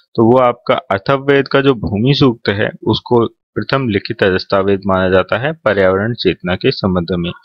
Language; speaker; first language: Hindi; native; Hindi